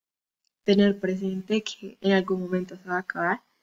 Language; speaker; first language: Spanish; native; Spanish